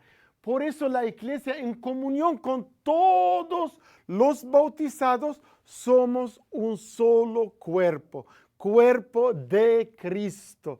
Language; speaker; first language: Spanish; non-native, fluent; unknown